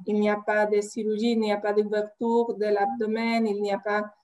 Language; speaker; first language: French; non-native, fluent; Spanish